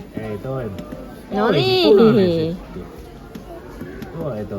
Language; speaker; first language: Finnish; non-native, learner; Thai